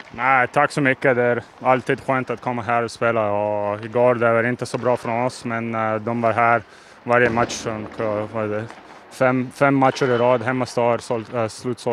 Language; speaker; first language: Swedish; non-native, learner; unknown